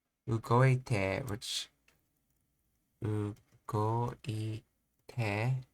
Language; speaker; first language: Japanese; non-native, learner; English